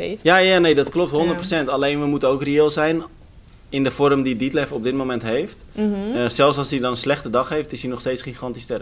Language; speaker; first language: Dutch; native; Dutch